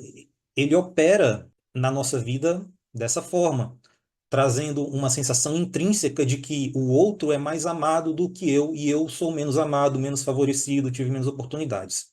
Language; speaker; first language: Portuguese; native; Portuguese